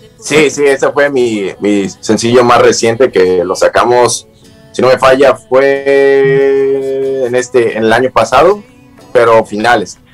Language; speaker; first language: Spanish; native; Spanish